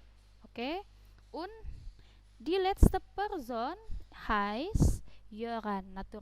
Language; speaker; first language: German; non-native, fluent; Indonesian